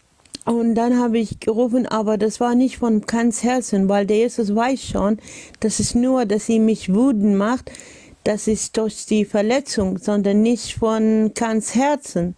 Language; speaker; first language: German; non-native, learner; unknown